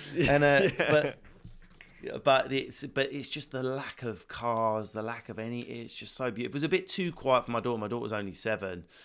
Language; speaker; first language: English; native; English